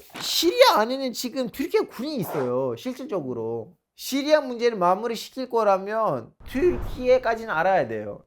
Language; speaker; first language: Korean; non-native, fluent; Turkish